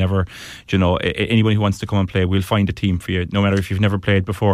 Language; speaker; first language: English; native; English